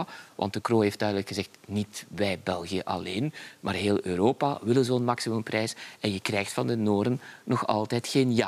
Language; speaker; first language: Dutch; native; Dutch